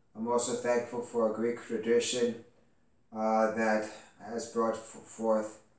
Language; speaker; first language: English; early bilingual, other home language; Greek